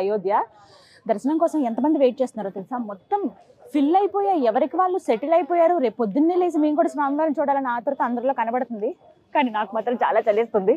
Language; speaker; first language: Telugu; native; Telugu